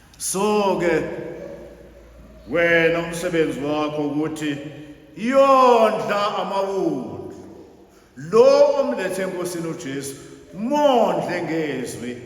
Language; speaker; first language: Zulu; non-native, local second language; Xhosa